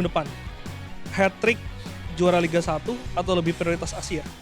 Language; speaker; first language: Indonesian; native; Indonesian